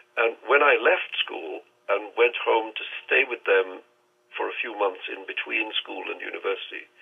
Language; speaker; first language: English; non-native, local second language; Urdu